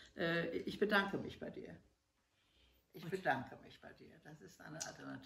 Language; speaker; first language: German; non-native, learner; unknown